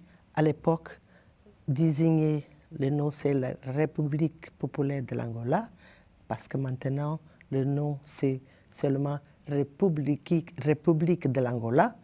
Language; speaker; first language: French; non-native, learner; Portuguese